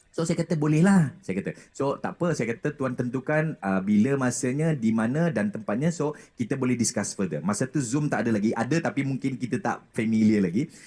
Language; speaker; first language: Malay; native; Malay